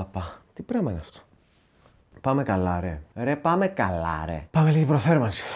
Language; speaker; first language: Greek; native; Greek